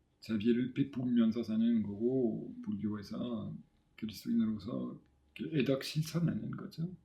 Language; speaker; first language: Korean; non-native, fluent; French